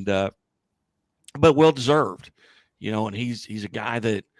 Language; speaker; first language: English; native; English